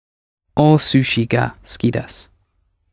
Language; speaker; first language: Japanese; non-native, learner; English